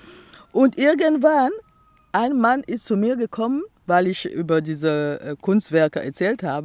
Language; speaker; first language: German; non-native, local second language; French